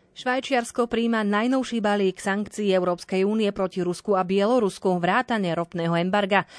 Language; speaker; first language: Slovak; native; Slovak